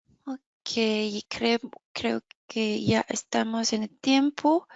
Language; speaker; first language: Spanish; non-native, fluent; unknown